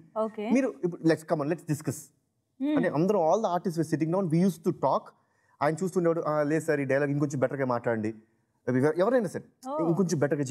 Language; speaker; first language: Telugu; native; Telugu